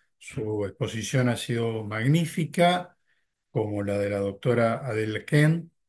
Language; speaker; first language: Spanish; native; Spanish